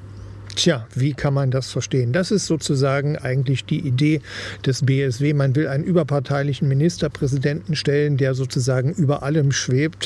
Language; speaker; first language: German; native; German